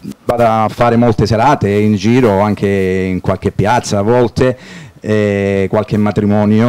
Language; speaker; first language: Italian; native; Italian